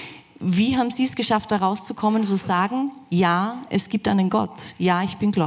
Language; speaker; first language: German; native; German